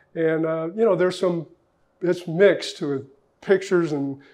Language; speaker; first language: English; native; English